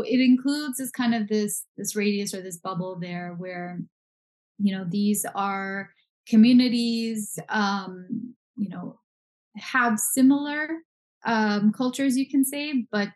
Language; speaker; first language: English; non-native, local second language; Punjabi